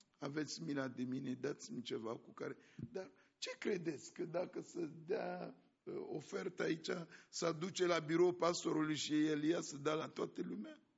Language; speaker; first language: Romanian; non-native, fluent; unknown